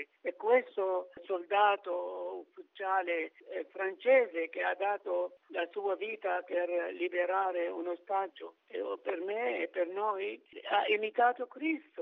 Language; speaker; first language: Italian; non-native, fluent; Arabic